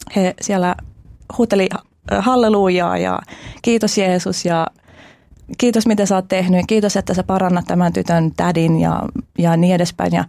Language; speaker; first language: Finnish; early bilingual, other home language; Albanian